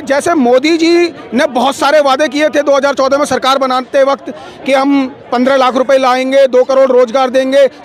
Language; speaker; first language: Hindi; native; Hindi